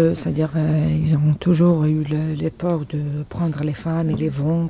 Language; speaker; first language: French; non-native, local second language; Arabic